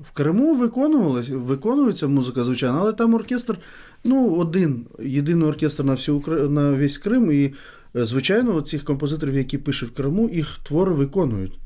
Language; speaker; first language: Ukrainian; non-native, fluent; Crimean Tatar